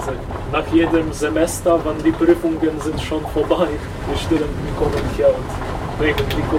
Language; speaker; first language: German; non-native, fluent; Polish